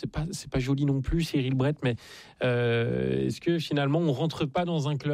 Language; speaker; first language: French; native; French